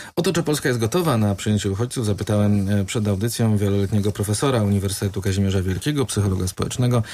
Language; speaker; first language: Polish; native; Polish